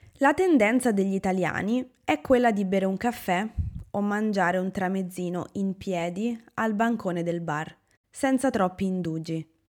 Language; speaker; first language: Italian; native; Italian